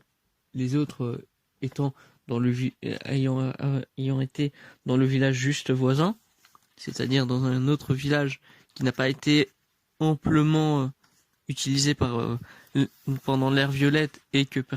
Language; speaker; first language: French; native; French